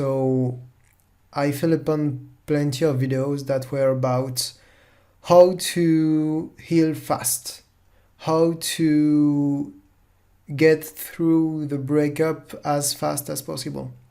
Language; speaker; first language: English; non-native, fluent; French